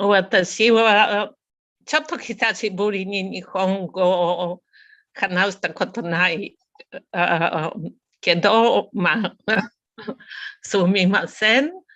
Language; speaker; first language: Japanese; non-native, learner; Bulgarian